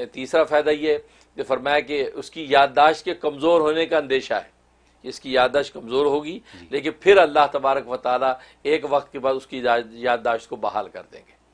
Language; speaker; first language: Hindi; non-native, local second language; Kashmiri